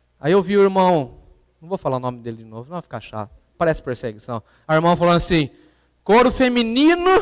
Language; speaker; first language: Portuguese; native; Portuguese